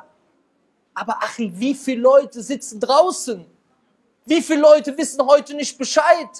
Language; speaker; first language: German; native; German